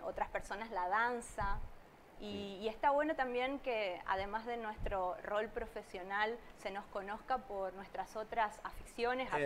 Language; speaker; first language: Spanish; native; Spanish